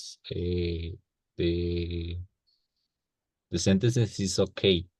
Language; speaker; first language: English; non-native, learner; Spanish